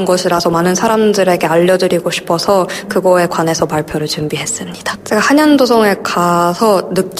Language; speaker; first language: Korean; non-native, fluent; Japanese